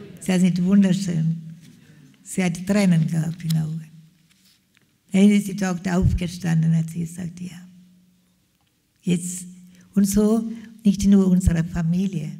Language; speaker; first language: German; non-native, fluent; Malayalam